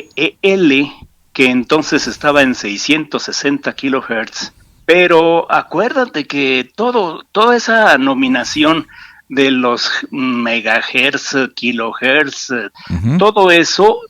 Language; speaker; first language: Spanish; native; Spanish